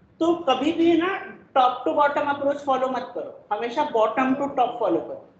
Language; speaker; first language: Hindi; non-native, local second language; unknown